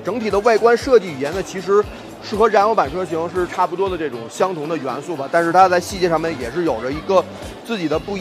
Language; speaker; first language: Chinese; native; Chinese